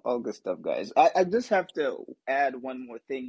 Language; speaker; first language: English; non-native, local second language; Somali